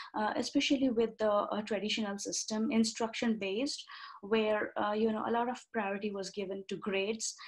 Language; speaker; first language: English; non-native, local second language; Bangla